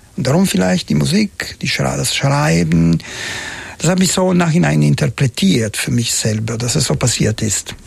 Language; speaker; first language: German; non-native, fluent; Italian